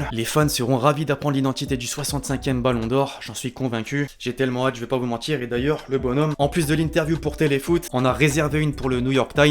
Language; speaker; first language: French; native; French